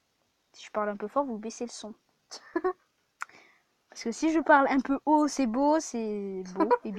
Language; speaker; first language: French; native; French